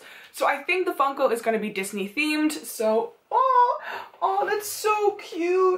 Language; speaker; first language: English; non-native, fluent; Dutch